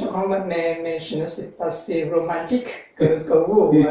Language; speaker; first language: French; non-native, learner; English